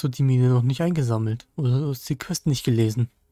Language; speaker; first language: German; native; German